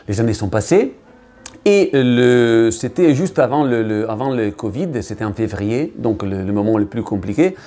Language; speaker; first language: French; non-native, learner; Italian